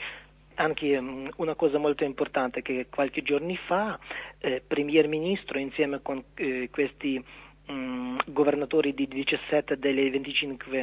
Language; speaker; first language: Italian; non-native, learner; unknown